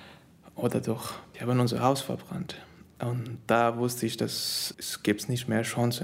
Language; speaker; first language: German; non-native, learner; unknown